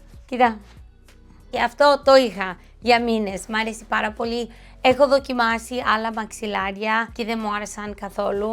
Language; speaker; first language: Greek; early bilingual, heritage; Greek